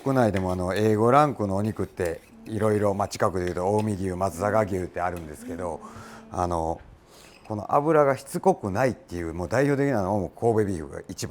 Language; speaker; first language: Japanese; native; Japanese